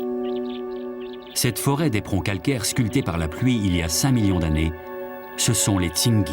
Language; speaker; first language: French; native; French